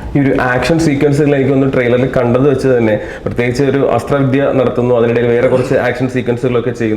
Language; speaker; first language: Malayalam; native; Malayalam